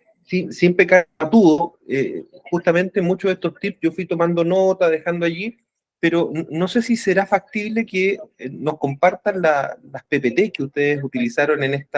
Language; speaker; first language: Spanish; native; Spanish